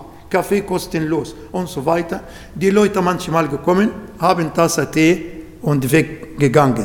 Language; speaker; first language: German; non-native, learner; Arabic